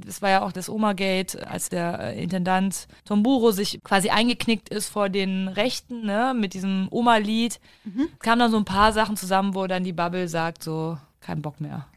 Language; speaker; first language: German; early bilingual, other home language; Turkish